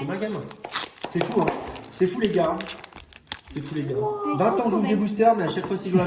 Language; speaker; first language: French; native; French